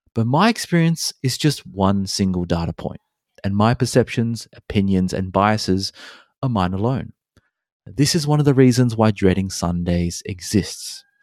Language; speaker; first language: English; native; English